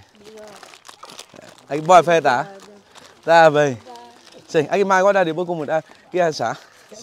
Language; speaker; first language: Portuguese; non-native, learner; Vietnamese